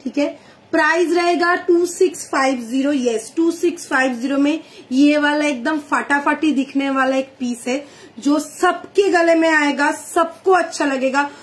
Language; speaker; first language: Hindi; non-native, local second language; Bangla